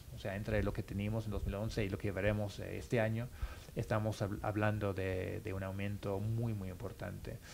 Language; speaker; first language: Spanish; non-native, fluent; English